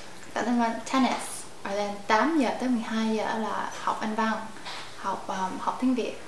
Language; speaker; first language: Vietnamese; early bilingual, heritage; Vietnamese